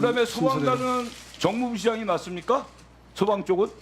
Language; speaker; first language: Korean; native; Korean